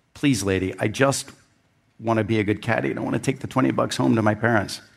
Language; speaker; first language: English; native; English